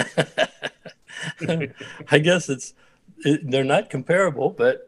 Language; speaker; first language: English; native; English